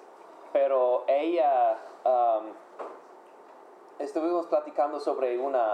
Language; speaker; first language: Spanish; non-native, fluent; English